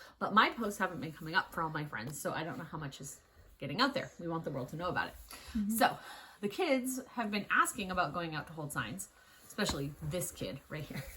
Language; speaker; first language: English; native; English